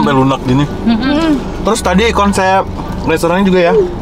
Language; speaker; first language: Indonesian; native; Indonesian